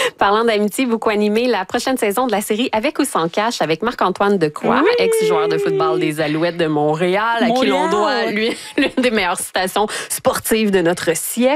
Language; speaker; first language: French; native; French